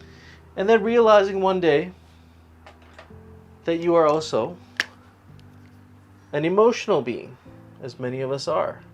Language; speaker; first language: English; native; English